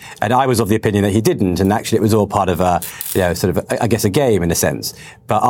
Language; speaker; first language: English; native; English